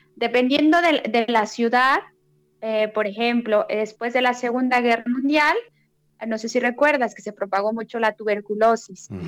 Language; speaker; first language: Spanish; native; Spanish